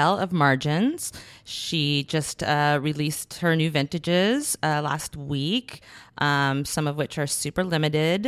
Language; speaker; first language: English; native; English